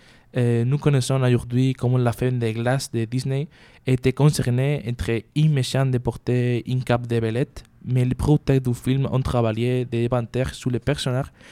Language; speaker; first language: French; non-native, learner; Spanish